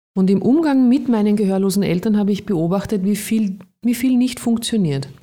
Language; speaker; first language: German; native; German